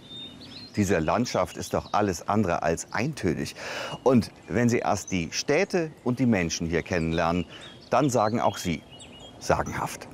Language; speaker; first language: German; native; German